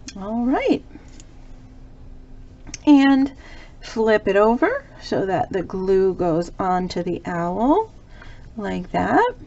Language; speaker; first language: English; native; English